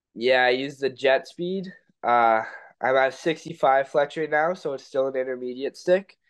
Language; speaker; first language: English; native; English